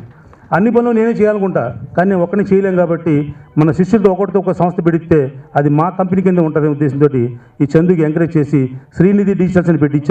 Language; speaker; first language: Telugu; native; Telugu